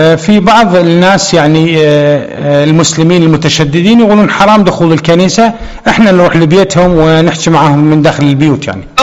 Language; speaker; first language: Arabic; non-native, fluent; Persian